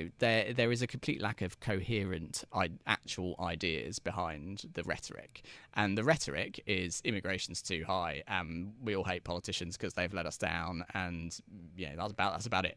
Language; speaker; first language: English; native; English